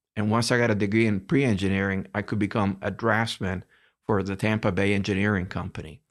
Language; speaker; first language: English; early bilingual, other home language; Spanish